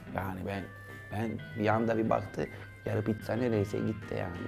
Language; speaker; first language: Turkish; non-native, fluent; Italian